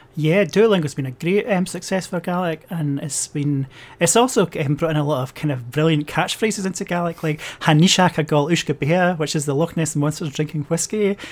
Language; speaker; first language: English; native; English